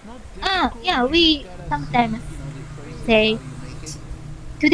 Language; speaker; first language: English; non-native, learner; Japanese